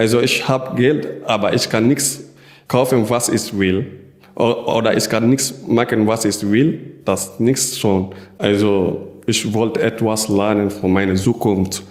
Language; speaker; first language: German; non-native, learner; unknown